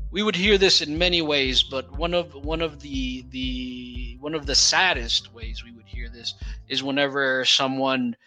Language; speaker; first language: English; non-native, fluent; Portuguese